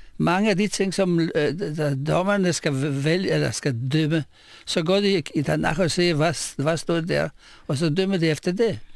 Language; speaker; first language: Danish; non-native, fluent; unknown